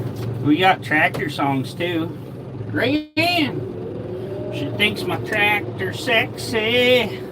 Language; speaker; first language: English; native; English